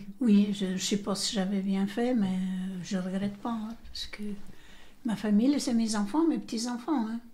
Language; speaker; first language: French; non-native, fluent; Portuguese